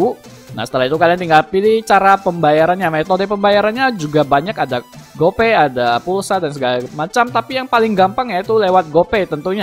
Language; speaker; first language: Indonesian; native; Indonesian